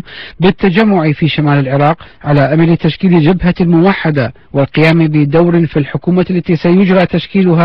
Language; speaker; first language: Arabic; native; Arabic